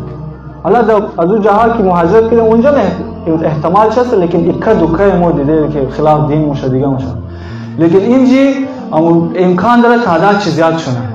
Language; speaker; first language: Persian; native; Persian